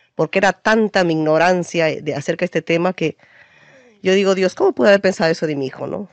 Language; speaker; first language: Spanish; native; Spanish